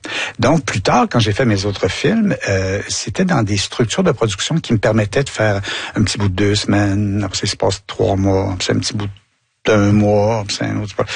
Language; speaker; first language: French; native; French